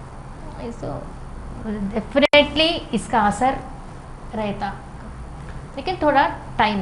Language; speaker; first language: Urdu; non-native, local second language; Telugu